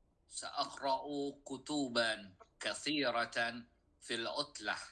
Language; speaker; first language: Arabic; non-native, learner; Indonesian